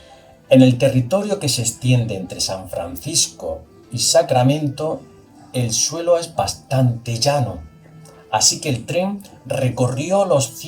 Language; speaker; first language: Spanish; native; Spanish